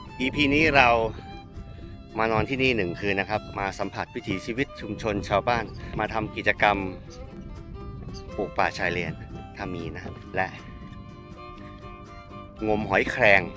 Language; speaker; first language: Thai; native; Thai